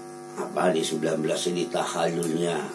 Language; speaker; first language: Indonesian; non-native, local second language; Javanese